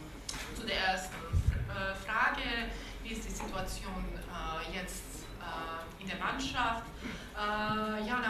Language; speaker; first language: German; non-native, local second language; Bosnian